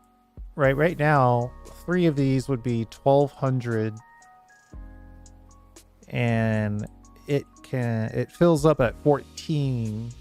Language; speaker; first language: English; native; English